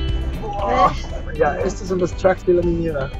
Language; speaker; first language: German; native; German